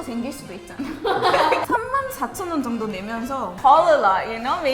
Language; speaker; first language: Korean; non-native, fluent; Spanish